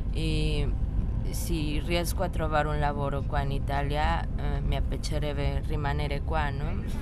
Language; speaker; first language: Italian; non-native, learner; Spanish